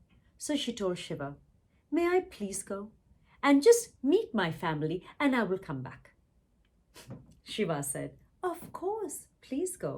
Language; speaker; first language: English; non-native, local second language; Tamil